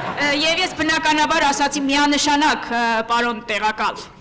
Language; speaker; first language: Armenian; native; Armenian